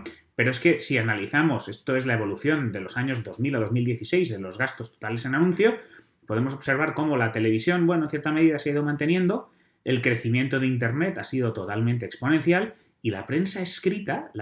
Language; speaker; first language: Spanish; native; Spanish